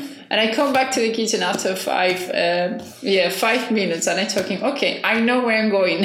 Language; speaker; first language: English; non-native, fluent; Spanish